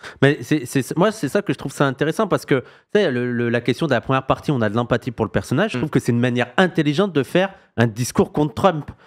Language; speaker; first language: French; native; French